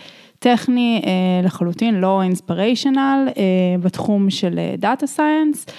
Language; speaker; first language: Hebrew; native; Hebrew